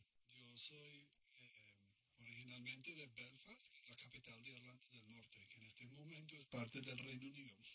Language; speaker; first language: Spanish; non-native, fluent; English